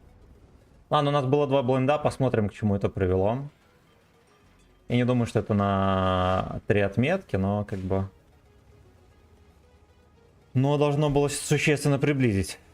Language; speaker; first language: Russian; native; Russian